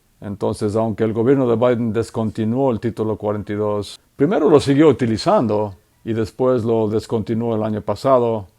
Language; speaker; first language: Spanish; native; Spanish